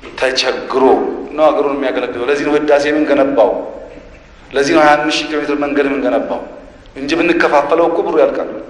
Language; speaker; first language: Amharic; non-native, local second language; Oromo